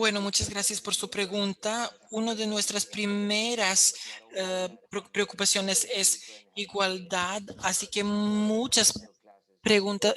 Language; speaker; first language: Spanish; non-native, fluent; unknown